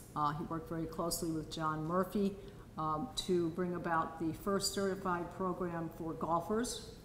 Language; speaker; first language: English; native; English